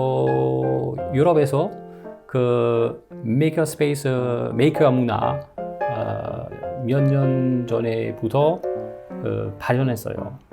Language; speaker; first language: Korean; non-native, learner; French